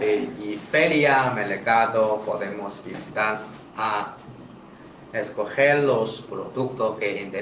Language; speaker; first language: Spanish; non-native, learner; Chinese